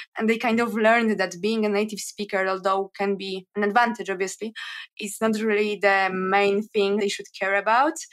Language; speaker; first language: English; non-native, fluent; Polish